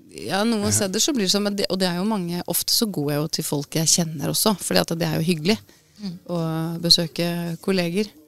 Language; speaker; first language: Norwegian; native; Norwegian